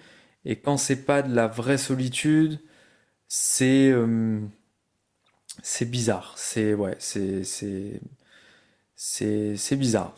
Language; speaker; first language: French; native; French